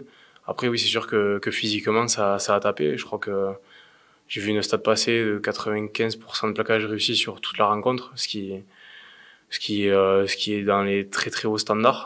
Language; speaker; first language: French; native; French